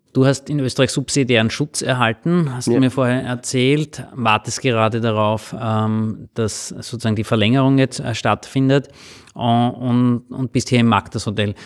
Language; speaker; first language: German; native; German